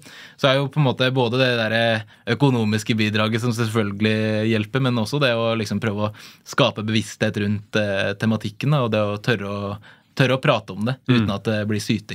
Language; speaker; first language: Norwegian; native; Norwegian